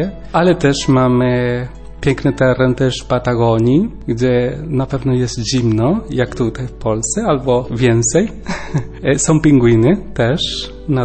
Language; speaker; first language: Polish; non-native, learner; Spanish